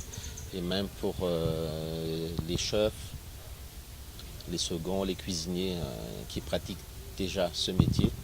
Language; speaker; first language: French; non-native, local second language; Malagasy